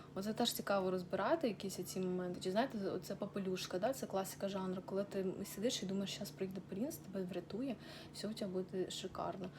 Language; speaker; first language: Ukrainian; non-native, local second language; Russian